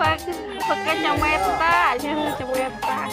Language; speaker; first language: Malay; non-native, local second language; Sundanese